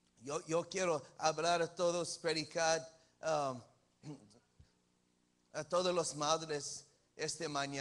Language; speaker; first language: Spanish; early bilingual, heritage; English